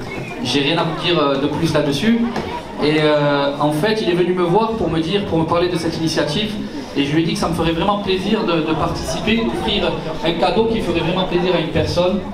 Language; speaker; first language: French; native; French